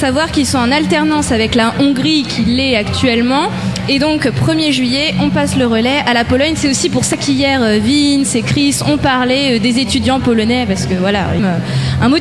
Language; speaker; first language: French; native; French